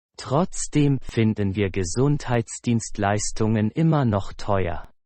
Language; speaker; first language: German; non-native, fluent; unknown